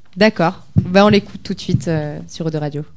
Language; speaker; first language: French; native; French